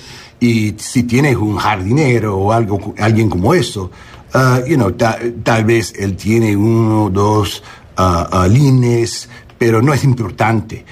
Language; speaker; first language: Spanish; non-native, learner; English